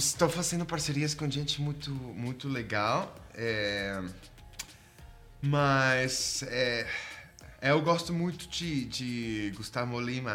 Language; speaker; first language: Portuguese; non-native, fluent; Spanish